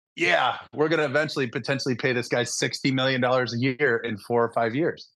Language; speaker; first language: English; early bilingual, other home language; Spanish